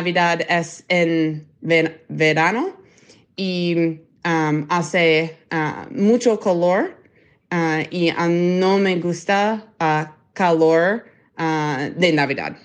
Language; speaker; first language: Spanish; non-native, learner; English